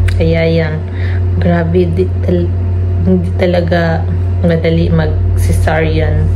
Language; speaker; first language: Filipino; non-native, local second language; Cebuano